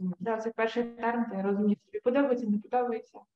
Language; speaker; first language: Ukrainian; native; Ukrainian